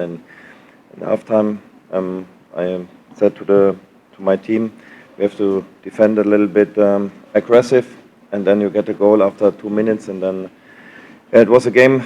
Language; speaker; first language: English; non-native, learner; German